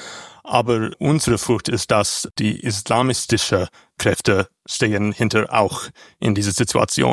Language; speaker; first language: German; non-native, learner; English